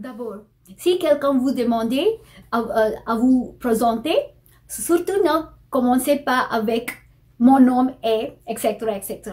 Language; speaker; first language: French; non-native, fluent; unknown